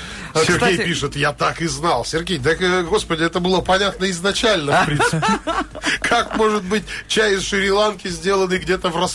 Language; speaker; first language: Russian; native; Russian